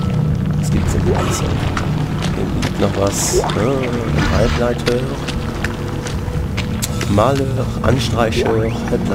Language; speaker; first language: German; native; German